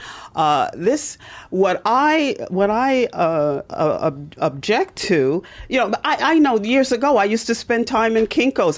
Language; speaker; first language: English; native; English